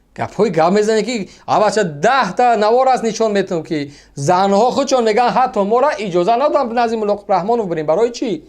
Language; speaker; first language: Tajik; native; Tajik